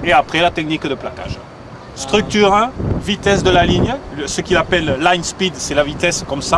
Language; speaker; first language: French; native; French